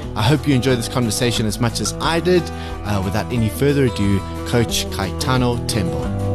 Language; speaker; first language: English; native; English